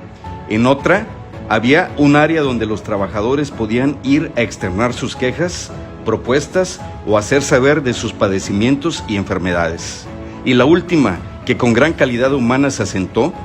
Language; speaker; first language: Spanish; native; Spanish